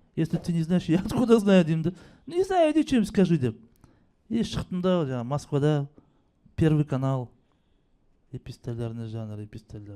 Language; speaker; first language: Russian; non-native, local second language; Kazakh